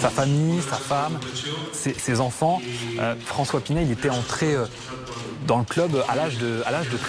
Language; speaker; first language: French; native; French